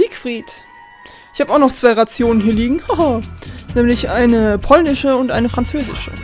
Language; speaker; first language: German; native; German